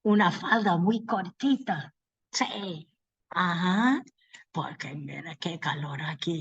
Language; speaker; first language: Spanish; non-native, learner; English